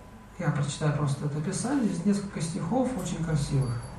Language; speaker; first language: Russian; native; Russian